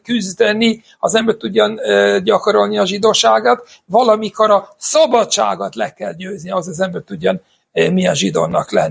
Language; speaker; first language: Hungarian; non-native, fluent; English